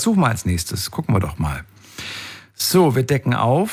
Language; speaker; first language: German; native; German